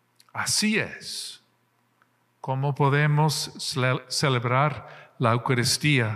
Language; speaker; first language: Spanish; non-native, fluent; English